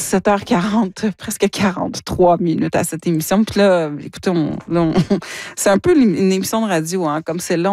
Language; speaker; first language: French; native; French